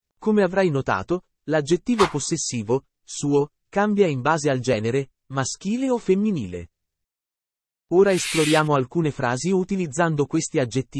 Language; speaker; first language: Italian; native; Italian